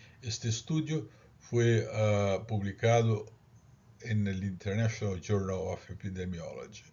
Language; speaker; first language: Spanish; non-native, fluent; Portuguese